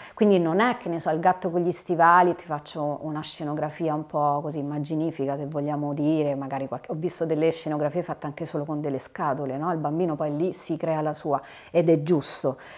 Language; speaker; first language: Italian; native; Italian